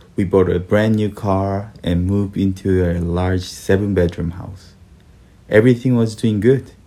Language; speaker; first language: English; early bilingual, other home language; Korean